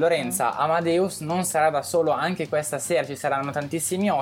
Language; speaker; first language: Italian; native; Italian